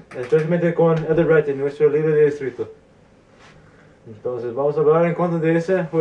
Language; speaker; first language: Spanish; non-native, learner; English